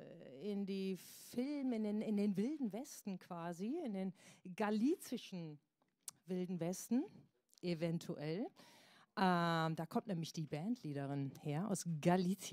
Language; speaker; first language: German; native; German